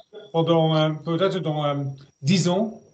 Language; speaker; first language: French; non-native, learner; German